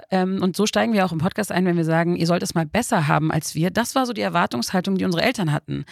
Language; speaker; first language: German; early bilingual, other home language; Turkish